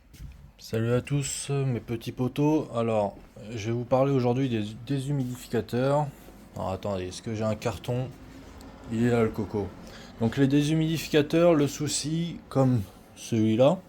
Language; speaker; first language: French; native; French